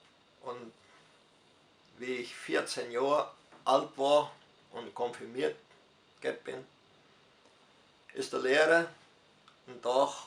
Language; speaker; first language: German; early bilingual, heritage; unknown